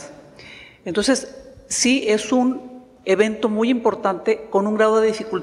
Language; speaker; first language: Spanish; native; Spanish